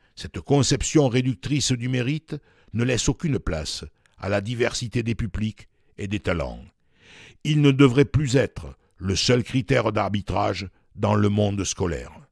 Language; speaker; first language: French; native; French